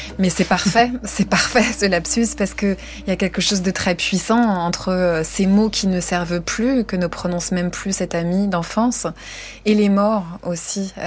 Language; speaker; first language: French; native; French